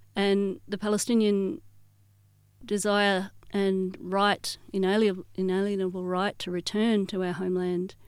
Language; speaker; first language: English; native; English